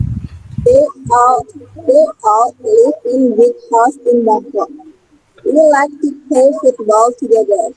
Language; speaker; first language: English; non-native, learner; Indonesian